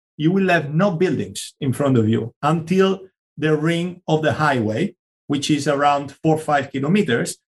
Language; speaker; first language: English; non-native, fluent; Italian